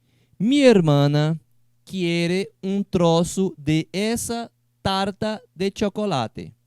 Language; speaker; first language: Spanish; non-native, fluent; Portuguese